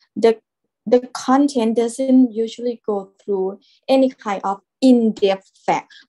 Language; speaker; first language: English; non-native, fluent; Thai